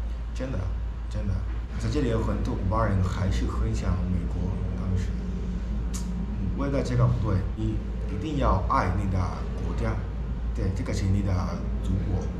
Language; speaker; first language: Chinese; non-native, fluent; Spanish